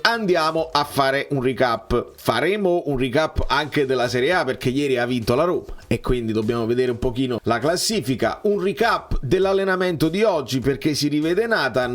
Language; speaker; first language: Italian; native; Italian